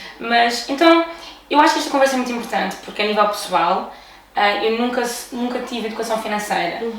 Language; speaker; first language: Portuguese; early bilingual, other home language; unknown